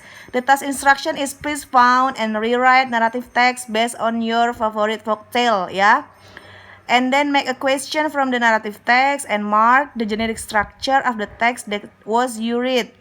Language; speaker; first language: English; non-native, learner; Indonesian